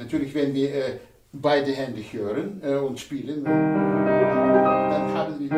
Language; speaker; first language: German; non-native, fluent; Russian